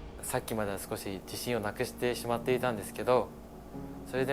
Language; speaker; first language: Japanese; native; Japanese